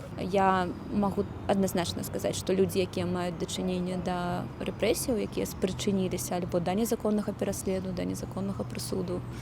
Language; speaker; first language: Belarusian; native; Belarusian